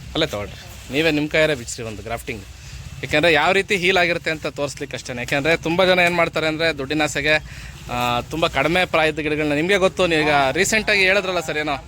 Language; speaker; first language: Kannada; native; Kannada